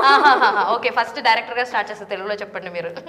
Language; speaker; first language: Telugu; native; Telugu